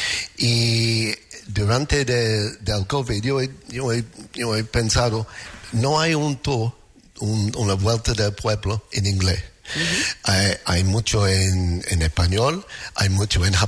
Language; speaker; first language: Spanish; non-native, fluent; English